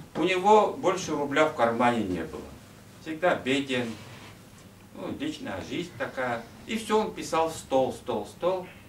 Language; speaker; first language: Russian; non-native, local second language; Udmurt